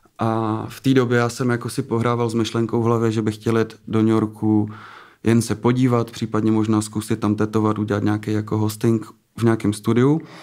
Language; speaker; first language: Czech; native; Czech